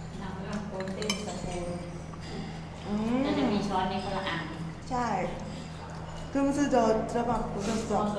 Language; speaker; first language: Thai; non-native, learner; Korean